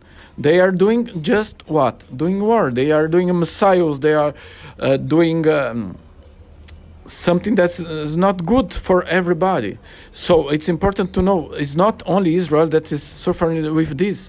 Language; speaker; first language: English; non-native, learner; Portuguese